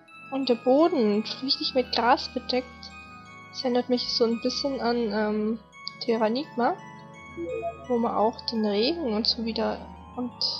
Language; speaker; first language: German; native; German